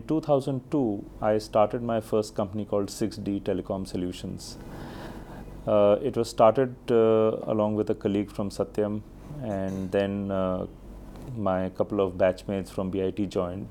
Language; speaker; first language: English; non-native, local second language; Hindi